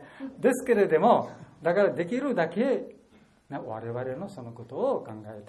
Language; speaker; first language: Japanese; non-native, learner; Bangla